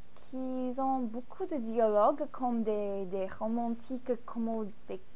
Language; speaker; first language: French; non-native, fluent; English